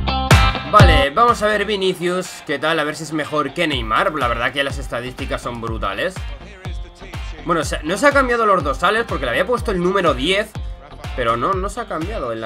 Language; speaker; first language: Spanish; native; Spanish